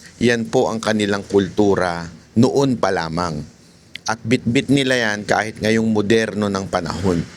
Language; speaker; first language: Filipino; native; Filipino